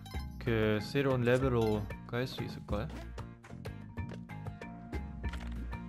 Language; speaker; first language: Korean; non-native, learner; German